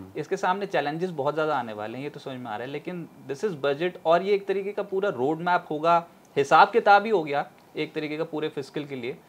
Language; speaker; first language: Hindi; native; Hindi